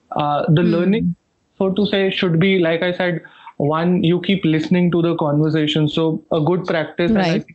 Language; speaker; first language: English; non-native, local second language; Hindi